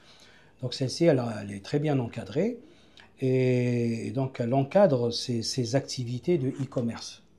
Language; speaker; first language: French; non-native, local second language; Arabic